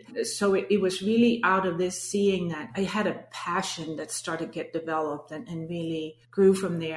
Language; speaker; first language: English; non-native, fluent; Danish